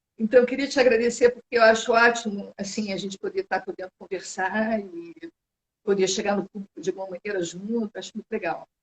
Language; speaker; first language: Portuguese; native; Portuguese